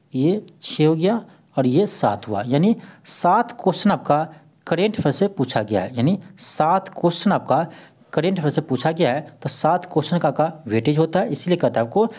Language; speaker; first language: Hindi; native; Hindi